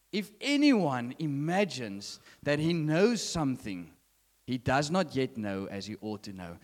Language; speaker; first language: English; non-native, local second language; Afrikaans